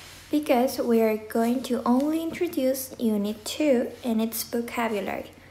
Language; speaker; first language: English; non-native, fluent; Spanish